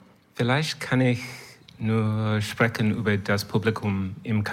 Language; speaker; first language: German; non-native, learner; French